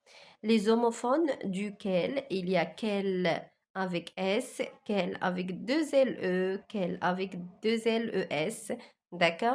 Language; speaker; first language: French; non-native, local second language; Arabic